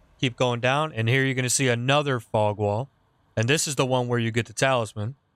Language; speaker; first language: English; native; English